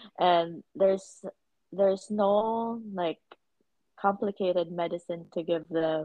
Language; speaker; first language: English; non-native, local second language; Cebuano